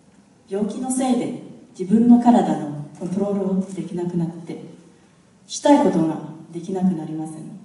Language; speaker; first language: Japanese; non-native, fluent; English